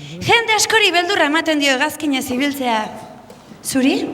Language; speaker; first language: Basque; native; Basque